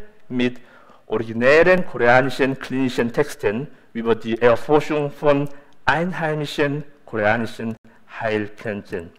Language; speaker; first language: German; non-native, fluent; Korean